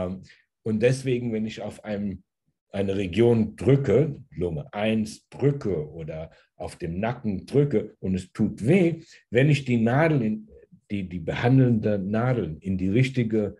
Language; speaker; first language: German; early bilingual, heritage; German